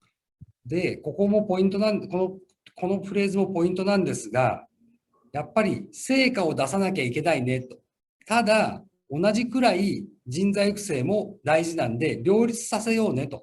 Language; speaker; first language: Japanese; native; Japanese